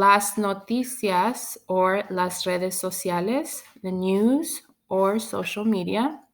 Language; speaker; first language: Spanish; non-native, fluent; English